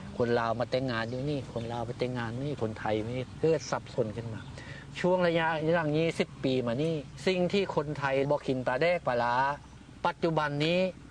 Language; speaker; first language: Thai; non-native, local second language; Lao